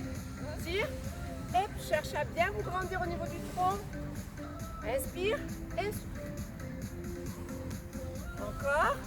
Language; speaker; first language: French; native; French